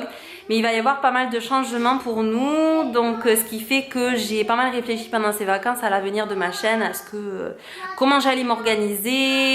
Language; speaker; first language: French; native; French